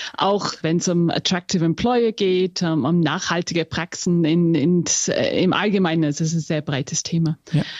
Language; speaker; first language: German; non-native, fluent; English